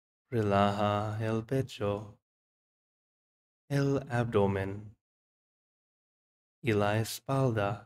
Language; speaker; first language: Spanish; non-native, fluent; English